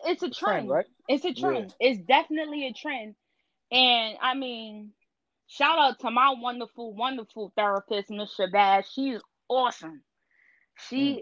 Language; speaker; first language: English; native; English